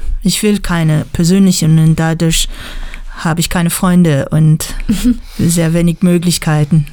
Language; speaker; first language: German; non-native, learner; English